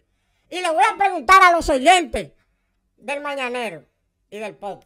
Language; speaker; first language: Spanish; native; Spanish